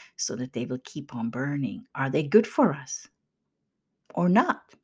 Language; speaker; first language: English; non-native, fluent; Swedish